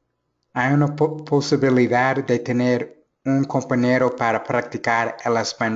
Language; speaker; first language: Spanish; non-native, fluent; English